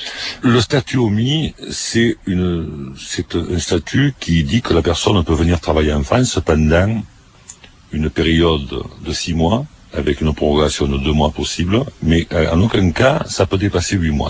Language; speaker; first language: French; native; French